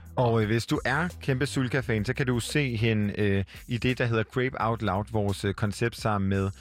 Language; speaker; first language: Danish; native; Danish